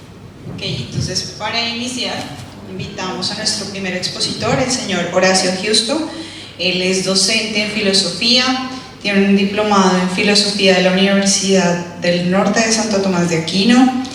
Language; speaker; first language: Spanish; native; Spanish